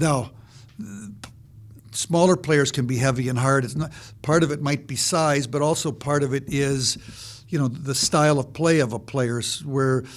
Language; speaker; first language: English; native; English